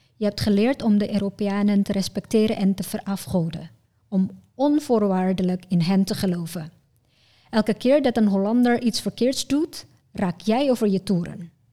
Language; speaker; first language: Dutch; non-native, fluent; Indonesian